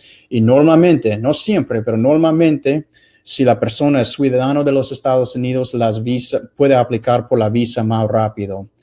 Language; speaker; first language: Spanish; non-native, fluent; English